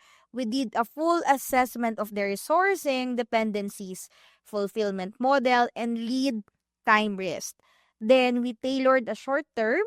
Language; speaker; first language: English; non-native, local second language; Filipino